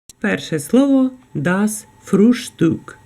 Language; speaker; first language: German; non-native, fluent; Ukrainian